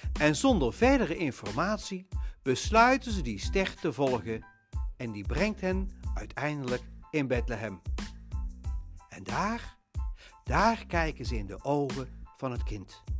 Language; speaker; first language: Dutch; native; Dutch